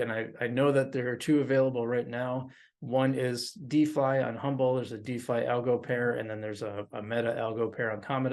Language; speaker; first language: English; native; English